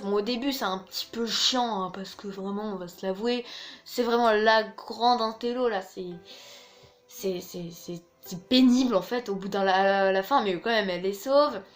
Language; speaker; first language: French; native; French